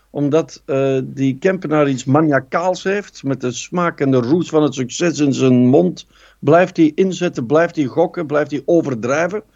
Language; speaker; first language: Dutch; native; Dutch